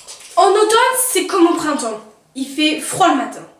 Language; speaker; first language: French; native; French